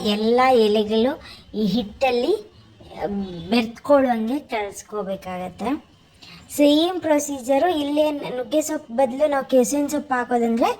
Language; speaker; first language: Kannada; non-native, local second language; Tulu